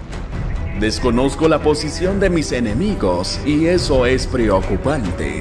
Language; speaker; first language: Spanish; native; Spanish